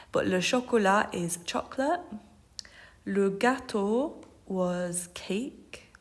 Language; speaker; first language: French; non-native, fluent; English